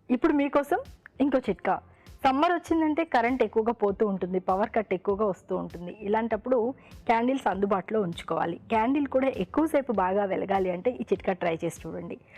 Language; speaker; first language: Telugu; native; Telugu